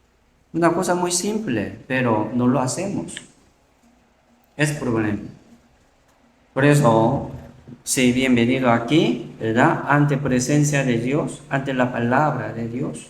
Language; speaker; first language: Spanish; non-native, learner; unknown